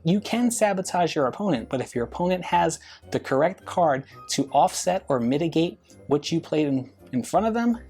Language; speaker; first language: English; native; English